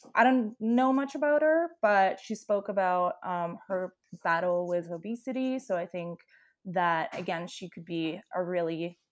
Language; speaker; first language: English; non-native, fluent; Italian